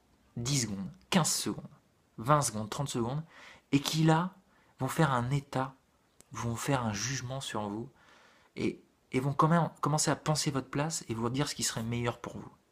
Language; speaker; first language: French; native; French